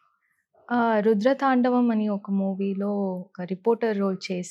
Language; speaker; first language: Telugu; non-native, learner; Tamil